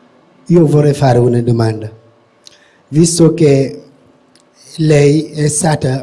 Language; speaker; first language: Italian; non-native, fluent; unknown